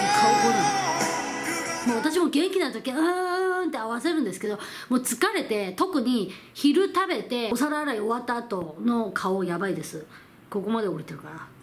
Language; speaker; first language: Japanese; non-native, fluent; Korean